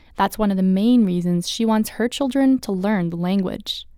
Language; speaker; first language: English; early bilingual, other home language; Arabic